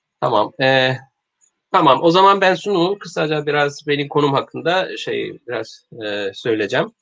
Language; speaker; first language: Turkish; non-native, learner; Korean